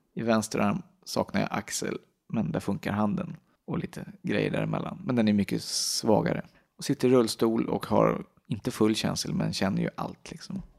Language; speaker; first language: Swedish; native; Swedish